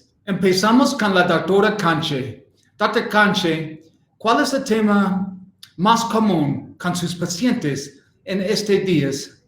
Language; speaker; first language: Spanish; non-native, learner; English